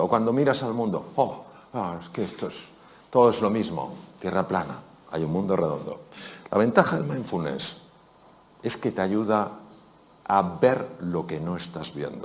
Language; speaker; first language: Spanish; native; Spanish